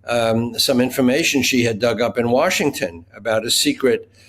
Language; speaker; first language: English; native; English